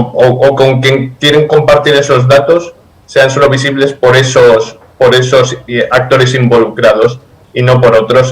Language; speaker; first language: Spanish; native; Spanish